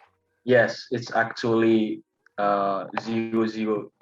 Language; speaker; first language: English; non-native, learner; Indonesian